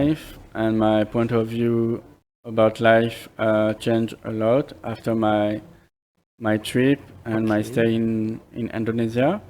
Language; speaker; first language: English; non-native, fluent; French